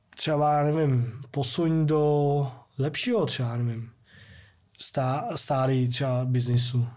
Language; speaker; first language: Czech; early bilingual, other home language; Vietnamese